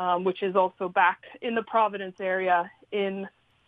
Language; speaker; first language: English; native; English